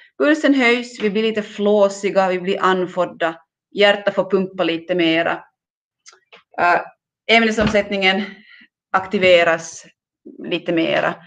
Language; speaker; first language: Swedish; native; Swedish